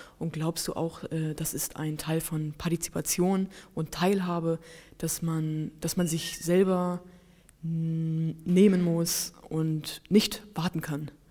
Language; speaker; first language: German; native; German